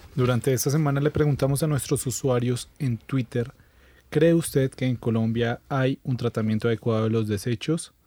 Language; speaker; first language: Spanish; native; Spanish